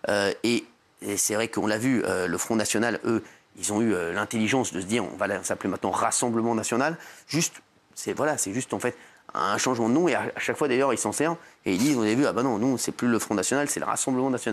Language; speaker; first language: French; native; French